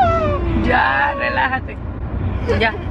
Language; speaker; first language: Spanish; native; Spanish